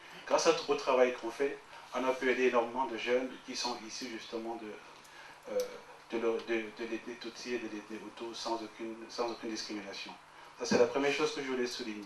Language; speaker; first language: French; native; French